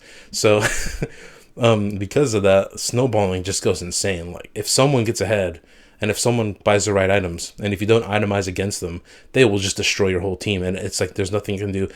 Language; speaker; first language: English; native; English